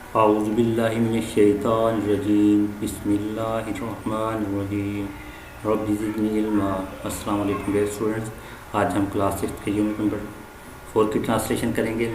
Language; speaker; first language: Urdu; non-native, local second language; Punjabi